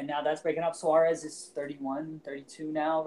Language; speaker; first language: English; native; English